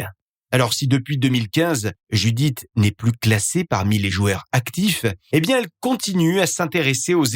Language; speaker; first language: French; native; French